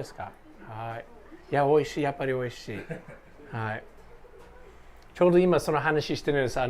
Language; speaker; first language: Japanese; non-native, fluent; English